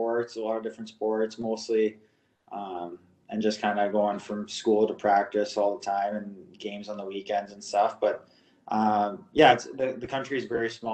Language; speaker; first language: English; non-native, fluent; Russian